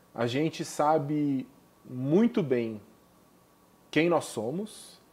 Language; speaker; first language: Portuguese; native; Portuguese